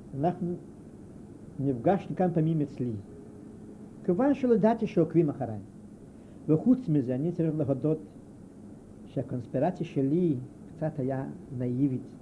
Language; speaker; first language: Hebrew; non-native, fluent; Yiddish